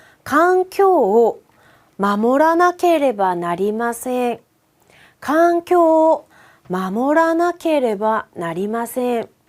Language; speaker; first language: Japanese; non-native, fluent; Korean